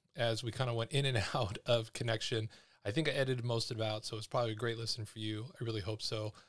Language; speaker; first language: English; native; English